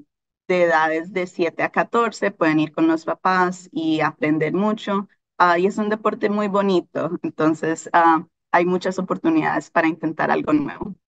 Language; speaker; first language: Spanish; early bilingual, heritage; Spanish